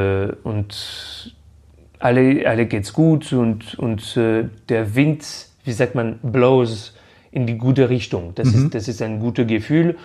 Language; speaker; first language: German; non-native, fluent; French